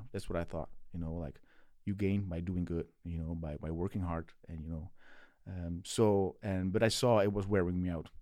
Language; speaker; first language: English; non-native, fluent; Dutch